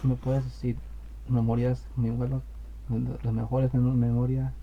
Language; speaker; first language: Spanish; early bilingual, other home language; English